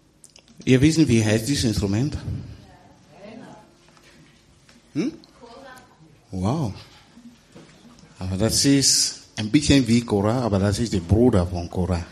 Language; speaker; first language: German; non-native, learner; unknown